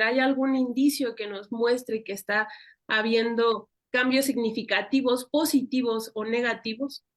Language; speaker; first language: Spanish; native; Spanish